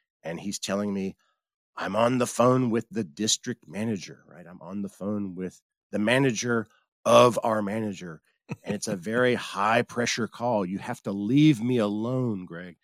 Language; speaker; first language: English; native; English